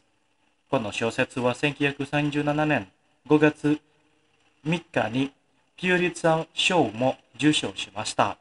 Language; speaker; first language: Japanese; non-native, fluent; Indonesian